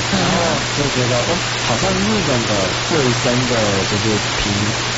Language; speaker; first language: Chinese; non-native, fluent; Japanese